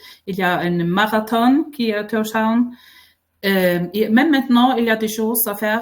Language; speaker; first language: French; non-native, fluent; Faroese